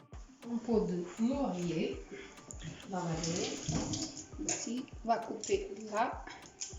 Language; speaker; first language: French; non-native, learner; Portuguese